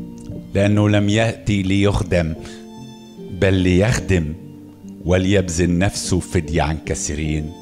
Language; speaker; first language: Arabic; native; Arabic